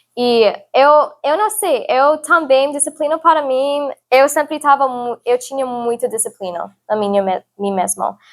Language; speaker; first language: Portuguese; non-native, learner; English